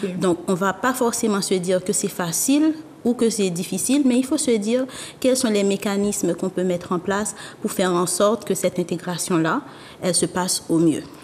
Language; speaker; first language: French; non-native, local second language; Haitian Creole